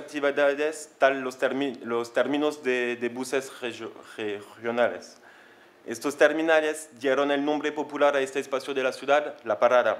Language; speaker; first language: Spanish; non-native, fluent; French